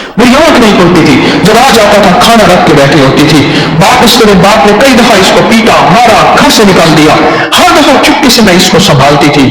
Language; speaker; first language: Urdu; non-native, local second language; Saraiki